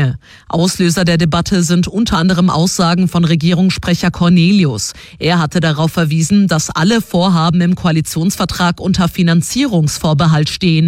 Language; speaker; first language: German; native; German